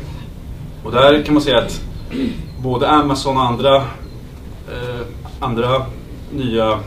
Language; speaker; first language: Swedish; native; Swedish